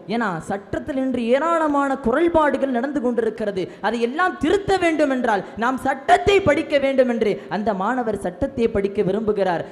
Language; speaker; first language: Tamil; non-native, local second language; Malayalam